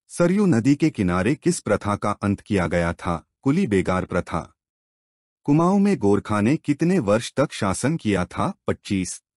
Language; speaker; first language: Hindi; native; Hindi